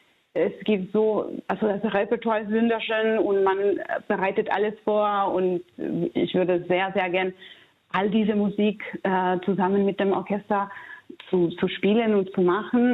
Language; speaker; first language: German; non-native, fluent; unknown